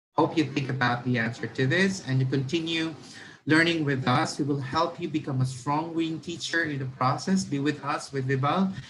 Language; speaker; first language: English; non-native, local second language; Filipino